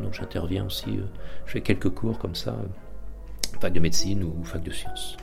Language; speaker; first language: French; native; French